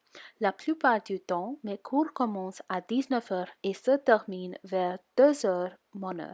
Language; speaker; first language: French; non-native, learner; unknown